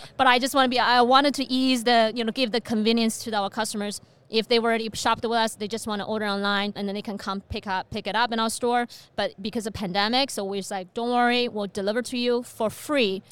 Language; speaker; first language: English; non-native, fluent; Chinese